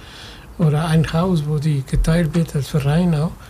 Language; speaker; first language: German; non-native, fluent; Spanish